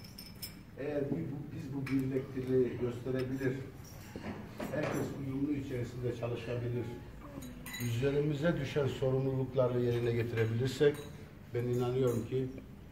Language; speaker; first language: Turkish; native; Turkish